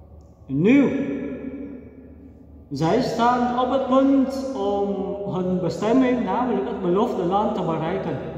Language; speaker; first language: Dutch; non-native, fluent; Vietnamese